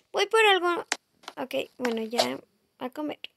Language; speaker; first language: Spanish; native; Spanish